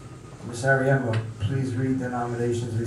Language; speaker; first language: English; native; English